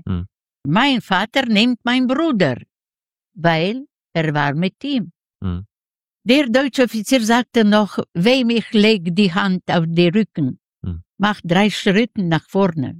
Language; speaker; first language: German; non-native, fluent; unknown